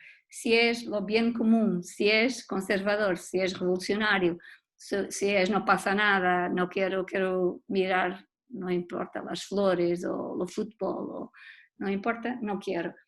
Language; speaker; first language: Spanish; non-native, learner; Portuguese